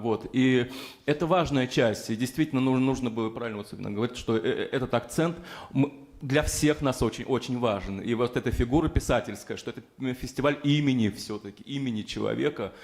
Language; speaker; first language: Russian; native; Russian